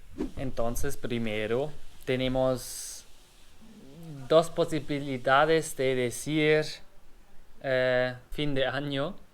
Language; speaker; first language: Spanish; non-native, learner; German